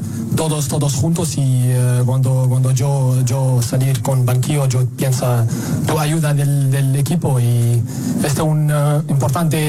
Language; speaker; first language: Spanish; non-native, learner; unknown